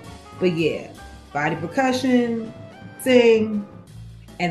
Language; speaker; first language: English; native; English